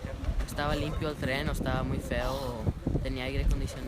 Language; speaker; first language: Spanish; early bilingual, other home language; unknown